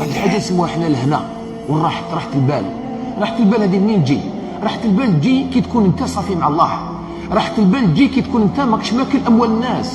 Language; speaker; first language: Arabic; native; Arabic